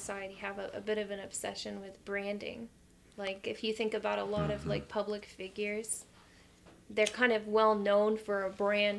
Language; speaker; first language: English; native; English